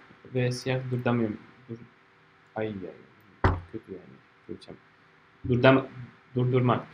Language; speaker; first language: Turkish; non-native, fluent; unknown